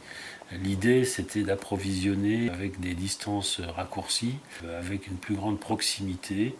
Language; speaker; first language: French; native; French